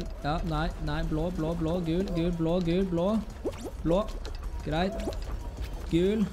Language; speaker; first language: Norwegian; native; Norwegian